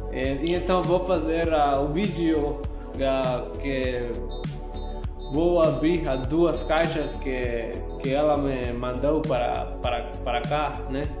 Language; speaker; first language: Portuguese; non-native, learner; Spanish